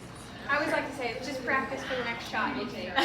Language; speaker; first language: English; native; English